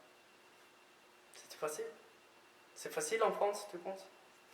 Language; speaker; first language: French; non-native, learner; Norwegian